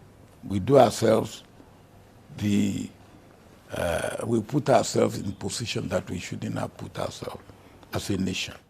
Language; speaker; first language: English; non-native, local second language; Yoruba